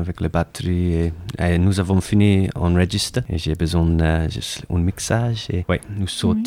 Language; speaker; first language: French; non-native, learner; English